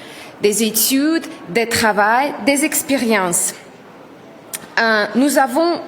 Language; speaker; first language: French; non-native, learner; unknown